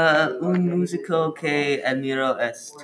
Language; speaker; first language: Spanish; non-native, learner; English